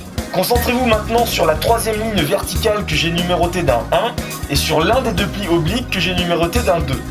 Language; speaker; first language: French; native; French